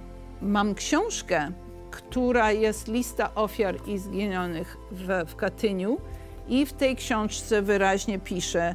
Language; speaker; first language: Polish; early bilingual, heritage; English